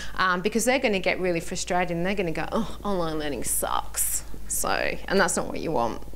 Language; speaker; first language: English; native; English